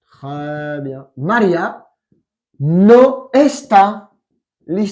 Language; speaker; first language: Spanish; non-native, fluent; French